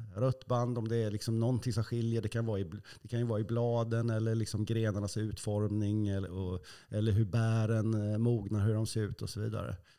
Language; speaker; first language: Swedish; native; Swedish